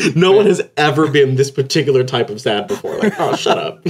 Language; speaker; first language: English; native; English